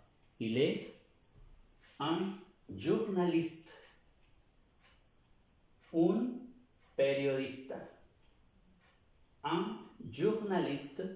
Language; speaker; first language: French; non-native, fluent; Spanish